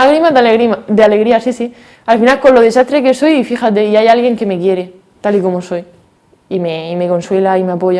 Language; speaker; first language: Spanish; native; Spanish